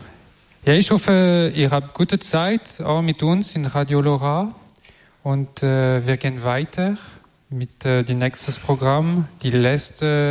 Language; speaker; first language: German; non-native, learner; French